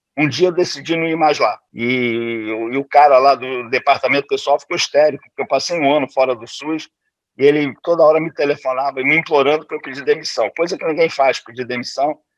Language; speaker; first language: Portuguese; native; Portuguese